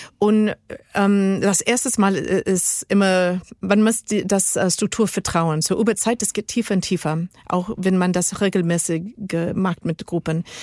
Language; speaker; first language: German; non-native, learner; Spanish